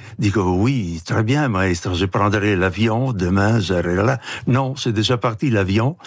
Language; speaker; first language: French; non-native, fluent; Italian